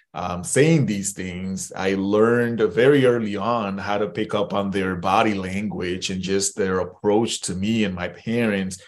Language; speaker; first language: English; early bilingual, other home language; Spanish